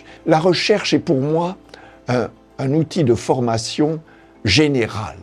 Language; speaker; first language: French; native; French